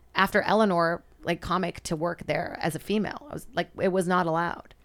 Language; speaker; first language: English; non-native, fluent; Portuguese